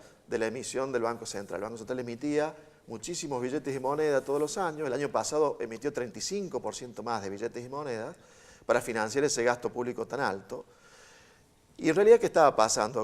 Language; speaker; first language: Spanish; native; Spanish